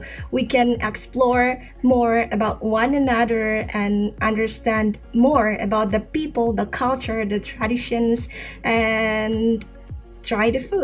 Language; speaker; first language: English; non-native, fluent; Indonesian